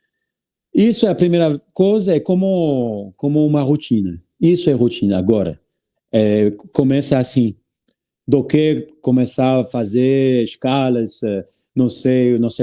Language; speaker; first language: Portuguese; non-native, learner; French